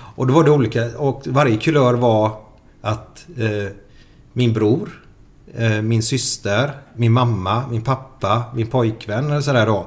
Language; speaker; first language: Swedish; native; Swedish